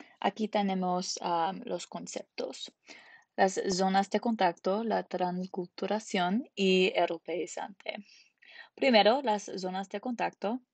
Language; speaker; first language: Spanish; non-native, learner; English